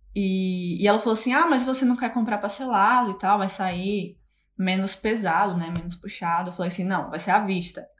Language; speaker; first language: Portuguese; native; Portuguese